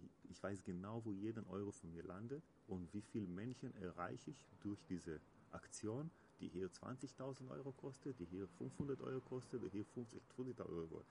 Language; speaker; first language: German; non-native, learner; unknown